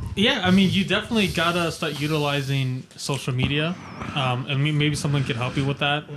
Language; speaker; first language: English; native; English